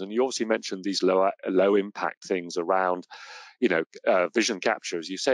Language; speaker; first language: English; native; English